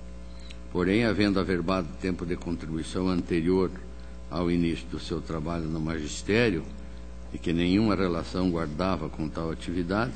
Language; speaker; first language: Portuguese; native; Portuguese